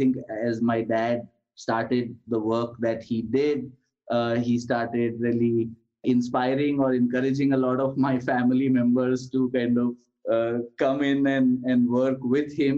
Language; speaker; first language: English; non-native, local second language; Gujarati